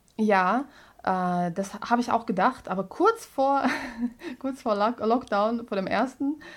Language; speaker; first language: German; non-native, fluent; Russian